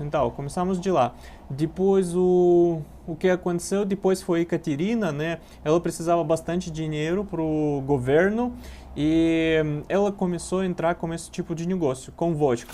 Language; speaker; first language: Portuguese; non-native, learner; Russian